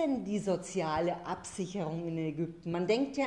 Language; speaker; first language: German; native; German